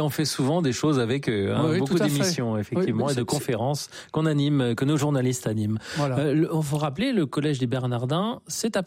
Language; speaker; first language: French; native; French